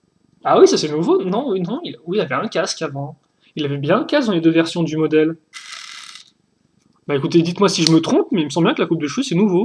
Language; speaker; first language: French; native; French